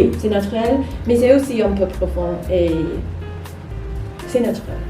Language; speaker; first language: French; non-native, fluent; English